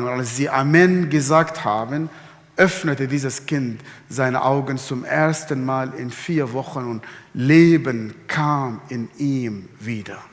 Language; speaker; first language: German; non-native, fluent; Arabic